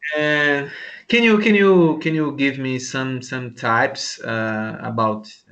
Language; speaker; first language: English; non-native, learner; Portuguese